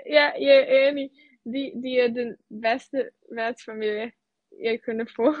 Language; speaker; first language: Danish; non-native, learner; Serbian